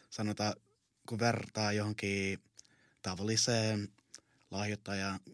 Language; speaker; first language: Finnish; early bilingual, other home language; English